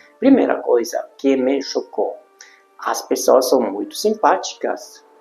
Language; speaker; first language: Portuguese; non-native, fluent; Hungarian